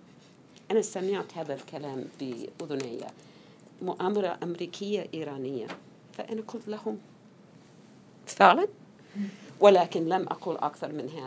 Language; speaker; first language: Arabic; non-native, fluent; English